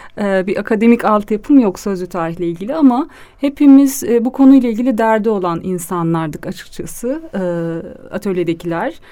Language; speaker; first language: Turkish; native; Turkish